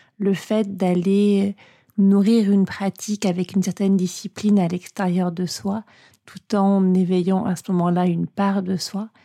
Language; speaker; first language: French; native; French